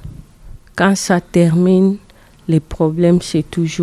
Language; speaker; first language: French; non-native, learner; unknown